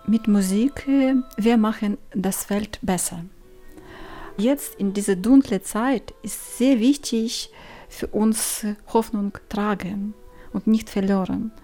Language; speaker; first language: German; non-native, learner; Ukrainian